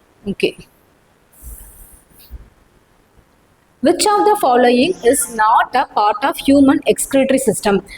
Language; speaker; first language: English; non-native, local second language; Tamil